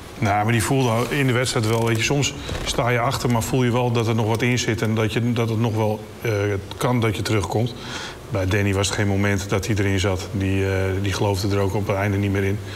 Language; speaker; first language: Dutch; native; Dutch